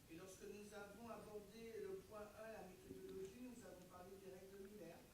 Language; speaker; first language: French; native; French